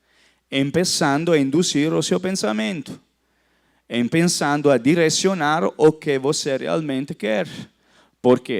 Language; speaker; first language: Portuguese; non-native, fluent; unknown